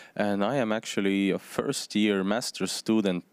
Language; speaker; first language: English; non-native, fluent; Estonian